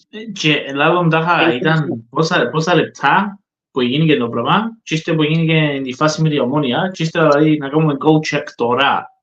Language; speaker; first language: Greek; early bilingual, heritage; English